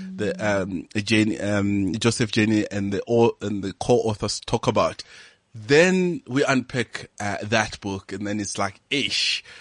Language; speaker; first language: English; non-native, local second language; Venda